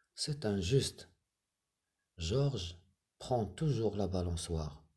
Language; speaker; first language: French; non-native, local second language; Arabic